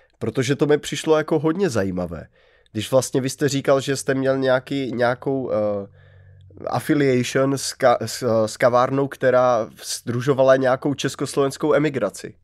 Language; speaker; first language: Czech; native; Czech